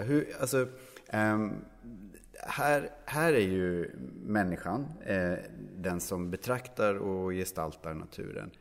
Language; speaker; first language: Swedish; native; Swedish